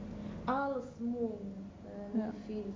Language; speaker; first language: Dutch; non-native, learner; Arabic